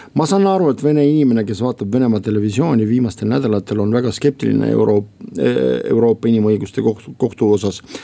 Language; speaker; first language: Estonian; non-native, local second language; Russian